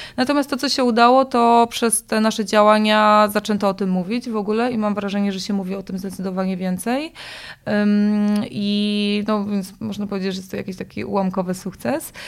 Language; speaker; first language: Polish; native; Polish